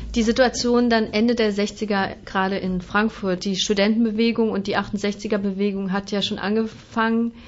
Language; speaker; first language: German; native; German